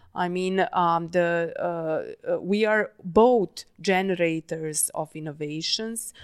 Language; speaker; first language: English; non-native, fluent; Serbian